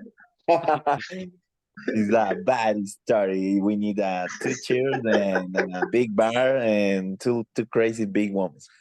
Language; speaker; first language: English; non-native, learner; Spanish